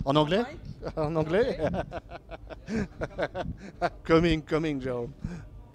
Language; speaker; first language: French; native; French